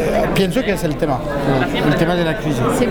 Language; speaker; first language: Spanish; non-native, fluent; French